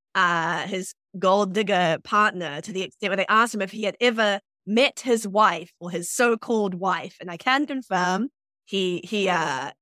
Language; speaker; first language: English; native; English